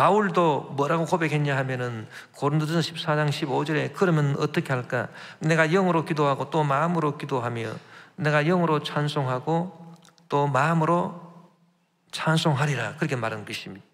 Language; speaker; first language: Korean; native; Korean